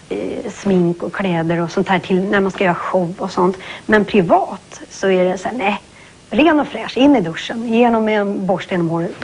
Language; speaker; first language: Swedish; native; Swedish